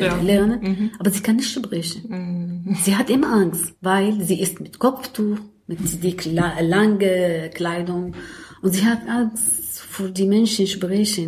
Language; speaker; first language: German; non-native, learner; Arabic